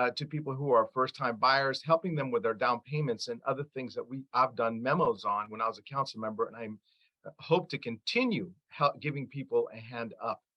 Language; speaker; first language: English; early bilingual, other home language; Arabic